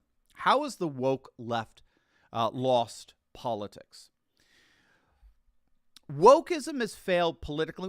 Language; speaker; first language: English; native; English